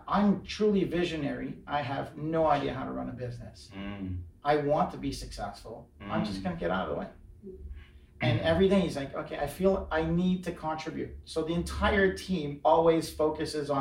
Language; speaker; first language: English; native; English